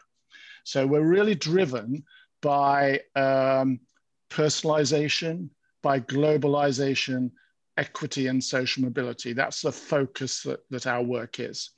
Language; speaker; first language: English; native; English